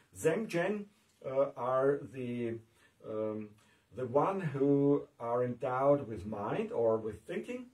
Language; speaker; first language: English; non-native, fluent; German